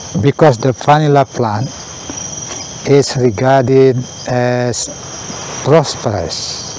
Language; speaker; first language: English; non-native, learner; Indonesian